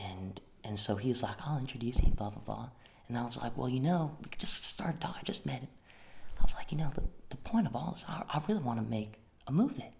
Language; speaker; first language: English; native; English